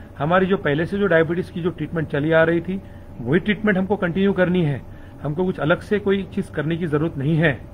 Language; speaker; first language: Hindi; non-native, local second language; Marathi